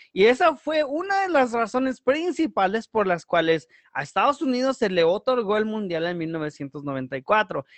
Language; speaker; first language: Spanish; early bilingual, heritage; Spanish